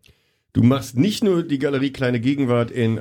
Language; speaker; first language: German; native; German